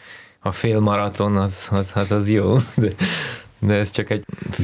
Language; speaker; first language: Hungarian; non-native, fluent; Russian